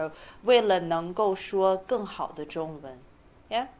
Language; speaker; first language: Chinese; non-native, fluent; English